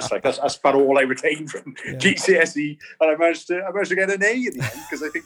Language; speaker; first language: English; native; English